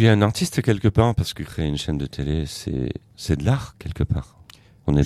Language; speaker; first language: French; native; French